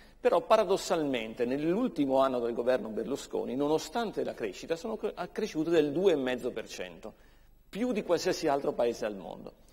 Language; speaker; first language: Italian; native; Italian